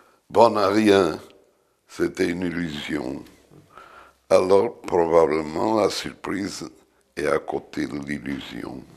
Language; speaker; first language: French; non-native, fluent; Portuguese